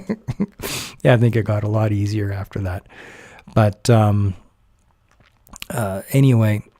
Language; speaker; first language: English; native; English